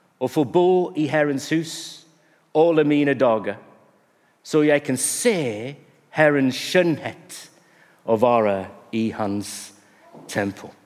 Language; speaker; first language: Norwegian; non-native, fluent; English